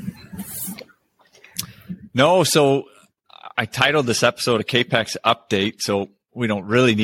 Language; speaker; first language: English; native; English